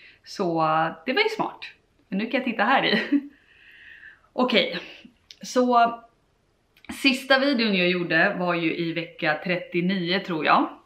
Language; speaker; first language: Swedish; native; Swedish